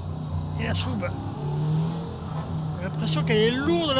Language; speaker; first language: French; native; French